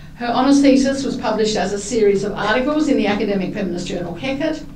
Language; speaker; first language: English; native; English